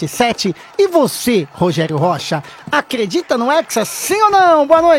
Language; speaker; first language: Portuguese; native; Portuguese